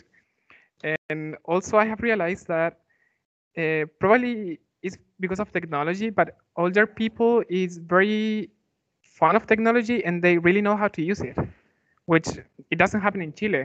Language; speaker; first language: English; non-native, fluent; Spanish